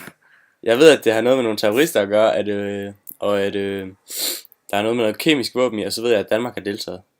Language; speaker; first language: Danish; native; Danish